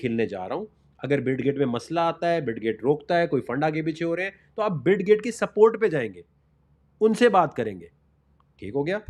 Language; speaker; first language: Urdu; native; Urdu